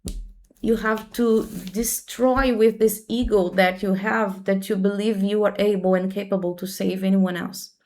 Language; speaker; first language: English; non-native, fluent; Portuguese